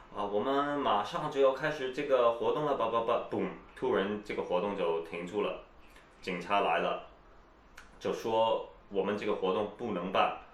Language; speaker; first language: Chinese; early bilingual, heritage; Chinese